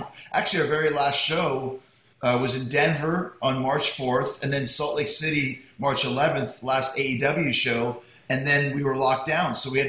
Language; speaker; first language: English; native; English